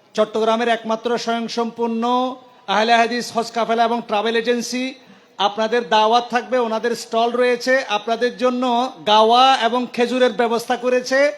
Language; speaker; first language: Bangla; native; Bangla